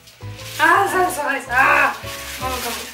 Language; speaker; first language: German; non-native, fluent; Korean